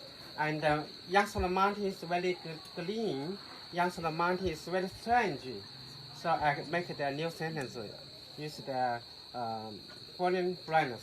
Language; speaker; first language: English; non-native, learner; Chinese